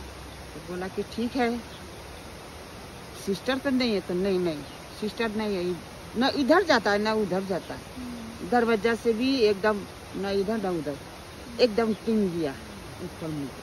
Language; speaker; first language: Hindi; non-native, local second language; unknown